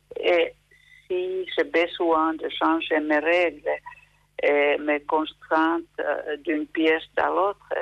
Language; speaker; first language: French; non-native, fluent; Finnish